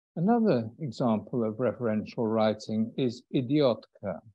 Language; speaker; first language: English; native; English